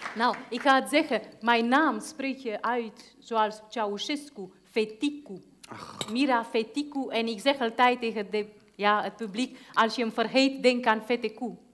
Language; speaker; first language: Dutch; non-native, fluent; Hungarian